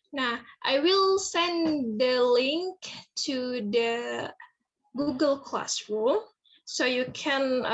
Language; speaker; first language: English; non-native, fluent; Indonesian